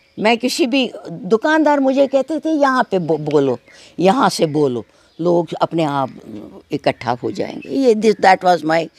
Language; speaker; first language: Urdu; non-native, local second language; Kashmiri